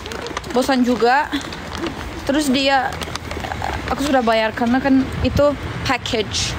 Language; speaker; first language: Indonesian; non-native, fluent; Turkish